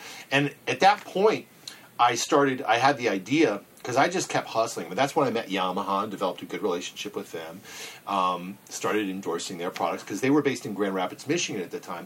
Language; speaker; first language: English; native; English